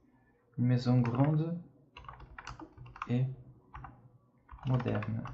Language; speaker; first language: French; non-native, fluent; Portuguese